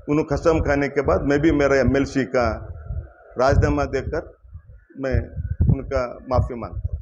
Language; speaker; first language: Hindi; non-native, local second language; Kannada